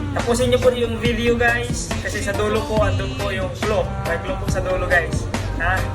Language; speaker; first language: Filipino; non-native, local second language; Waray